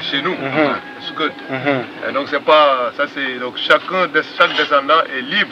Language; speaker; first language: French; non-native, local second language; Wolof